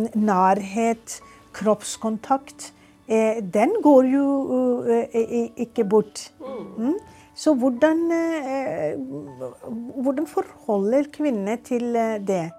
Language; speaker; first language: Norwegian; non-native, fluent; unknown